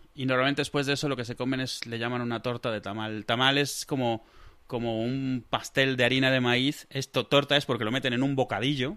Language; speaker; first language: Spanish; native; Spanish